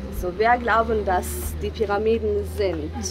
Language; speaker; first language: German; non-native, learner; Bosnian